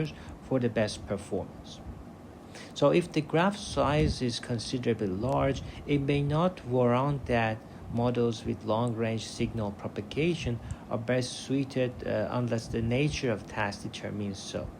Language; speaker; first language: English; non-native, fluent; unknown